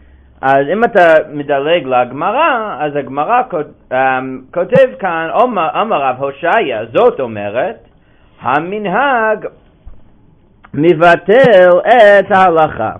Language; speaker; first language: Hebrew; non-native, fluent; English